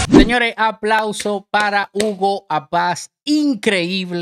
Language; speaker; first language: Spanish; native; Spanish